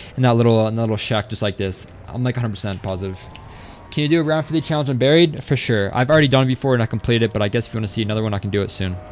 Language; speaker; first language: English; native; English